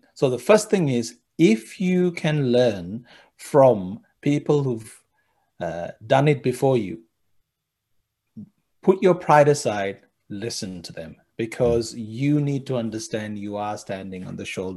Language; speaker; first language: English; non-native, local second language; Sinhala